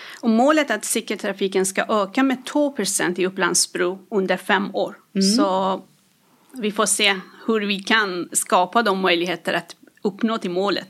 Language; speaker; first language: Swedish; non-native, fluent; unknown